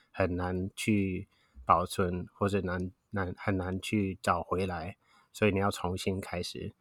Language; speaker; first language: Chinese; non-native, fluent; English